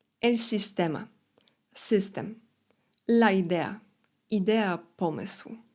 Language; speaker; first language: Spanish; non-native, fluent; Polish